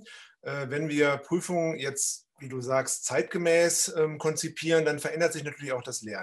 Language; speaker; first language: German; native; German